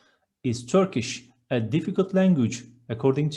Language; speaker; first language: English; non-native, fluent; Turkish